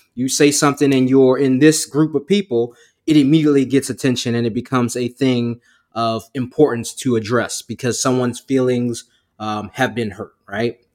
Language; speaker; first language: English; native; English